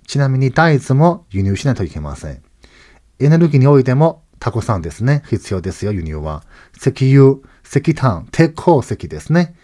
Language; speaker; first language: Japanese; non-native, fluent; Chinese